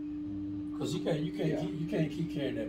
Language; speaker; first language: English; native; English